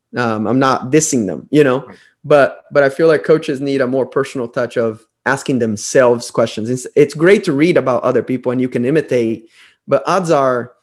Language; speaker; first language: English; non-native, fluent; Portuguese